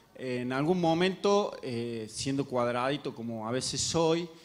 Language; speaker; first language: Spanish; native; Spanish